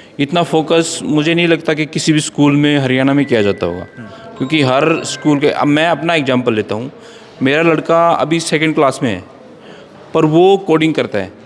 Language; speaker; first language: Hindi; native; Hindi